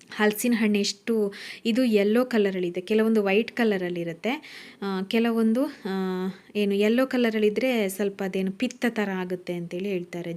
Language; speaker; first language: Kannada; non-native, local second language; Tulu